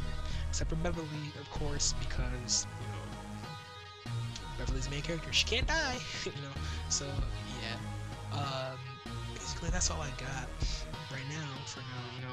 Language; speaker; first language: English; native; English